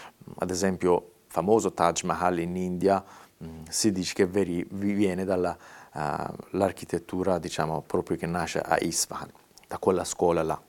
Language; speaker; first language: Italian; non-native, fluent; Persian